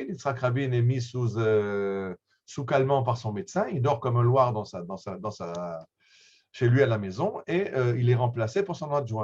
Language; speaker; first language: French; native; French